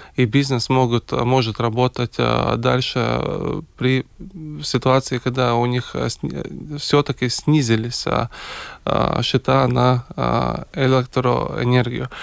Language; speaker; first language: Russian; non-native, local second language; Latvian